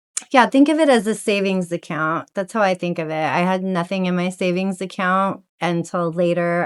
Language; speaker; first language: English; native; English